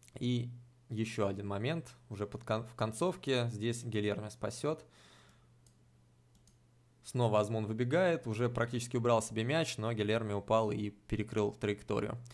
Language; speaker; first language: Russian; native; Russian